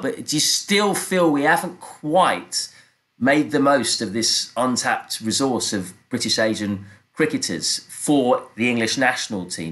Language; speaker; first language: English; native; English